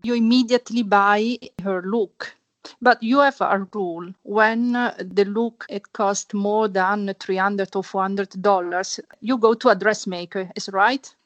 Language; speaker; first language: English; non-native, fluent; Italian